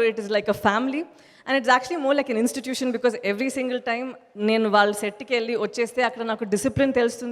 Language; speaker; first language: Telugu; non-native, fluent; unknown